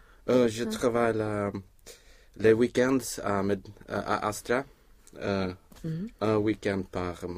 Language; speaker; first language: French; non-native, learner; Swedish